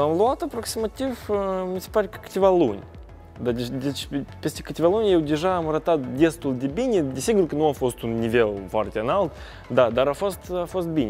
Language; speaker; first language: Romanian; non-native, local second language; Russian